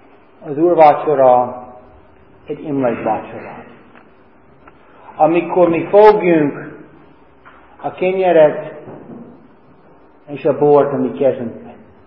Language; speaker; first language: Hungarian; non-native, fluent; English